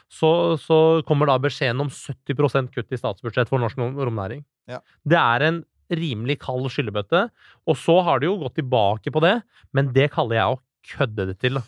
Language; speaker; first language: Norwegian; native; Norwegian